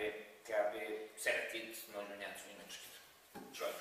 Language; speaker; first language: Hungarian; non-native, learner; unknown